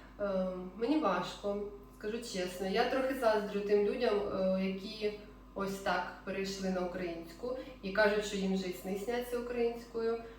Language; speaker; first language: Ukrainian; non-native, local second language; Russian